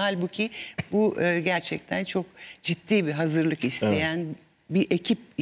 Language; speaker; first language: Turkish; native; Turkish